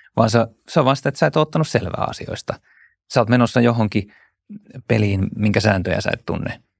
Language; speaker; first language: Finnish; native; Finnish